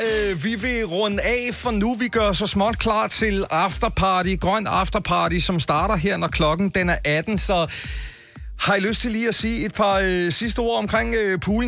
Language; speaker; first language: Danish; native; Danish